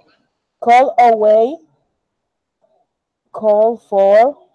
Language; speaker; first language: English; non-native, learner; Spanish